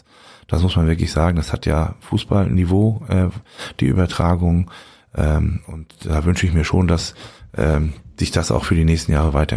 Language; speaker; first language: German; native; German